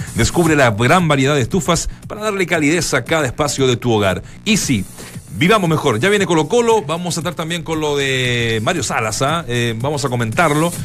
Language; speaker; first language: Spanish; native; Spanish